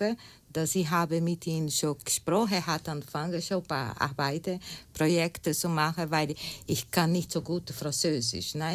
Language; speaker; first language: German; non-native, learner; Portuguese